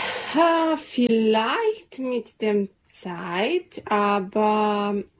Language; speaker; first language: German; non-native, learner; Serbian